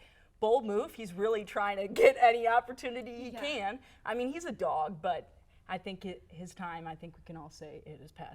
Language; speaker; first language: English; native; English